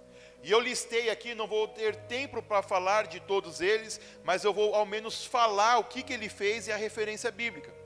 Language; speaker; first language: Portuguese; native; Portuguese